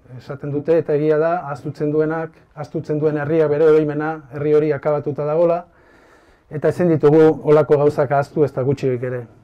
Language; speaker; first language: Basque; native; Basque